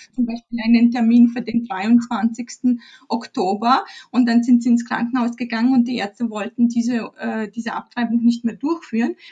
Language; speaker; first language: German; early bilingual, other home language; Polish